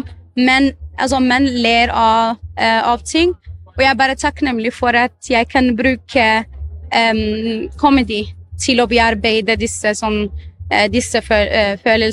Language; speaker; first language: Norwegian; non-native, learner; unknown